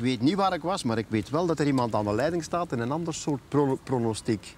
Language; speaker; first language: Dutch; native; Dutch